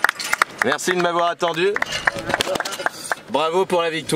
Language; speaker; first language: French; native; French